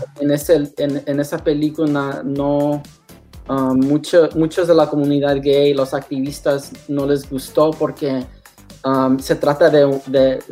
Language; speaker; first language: Spanish; non-native, learner; English